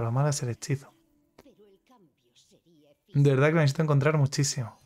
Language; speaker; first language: Spanish; native; Spanish